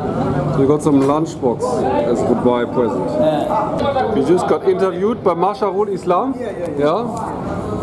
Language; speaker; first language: English; non-native, fluent; German